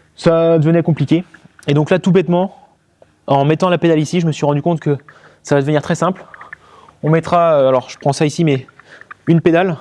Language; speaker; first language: French; native; French